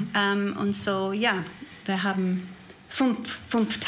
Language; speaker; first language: German; non-native, learner; English